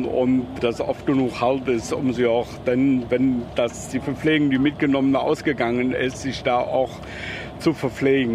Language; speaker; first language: German; native; German